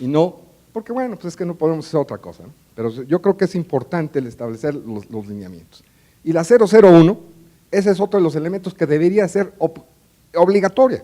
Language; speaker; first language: Spanish; native; Spanish